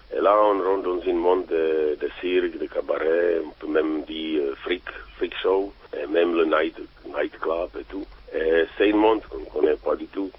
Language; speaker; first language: French; non-native, fluent; Czech